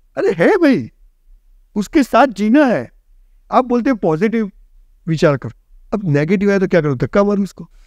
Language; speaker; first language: Hindi; non-native, local second language; Gujarati